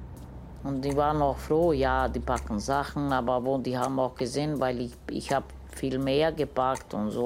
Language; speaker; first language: German; non-native, learner; Romany